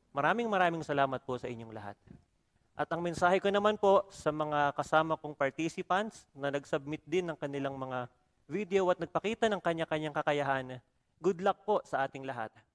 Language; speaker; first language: Filipino; native; Filipino